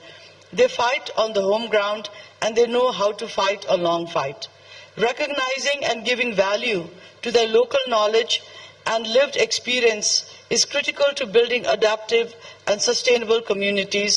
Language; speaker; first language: English; non-native, fluent; Nepali